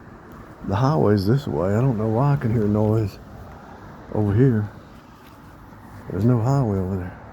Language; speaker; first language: English; native; English